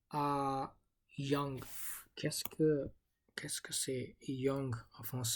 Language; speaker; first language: French; non-native, learner; English